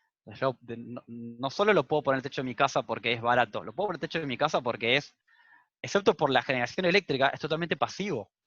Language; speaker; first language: Spanish; native; Spanish